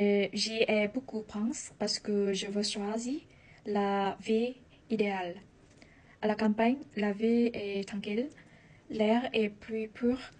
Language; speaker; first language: French; non-native, learner; Vietnamese